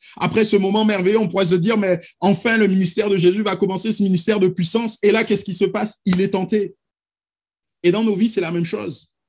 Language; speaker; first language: French; native; French